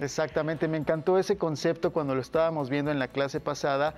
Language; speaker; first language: Spanish; native; Spanish